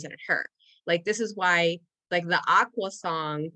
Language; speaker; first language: English; non-native, fluent; Spanish